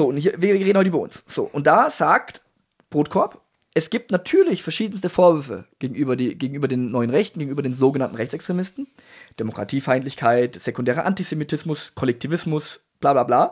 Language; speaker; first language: German; native; German